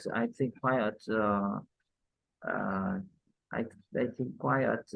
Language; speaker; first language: English; non-native, learner; Vietnamese